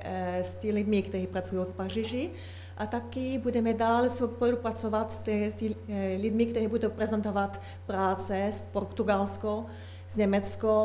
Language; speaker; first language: Czech; non-native, learner; French